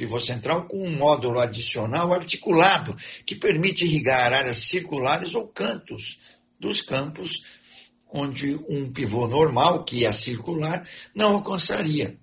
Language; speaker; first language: Portuguese; native; Portuguese